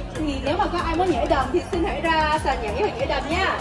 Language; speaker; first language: Vietnamese; early bilingual, heritage; Vietnamese